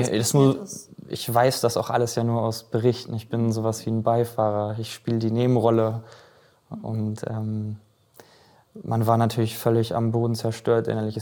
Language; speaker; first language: German; native; German